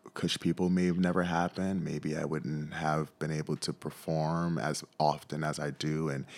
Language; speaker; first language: English; native; English